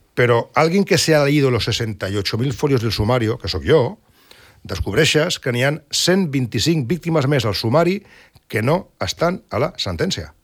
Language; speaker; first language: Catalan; non-native, local second language; Spanish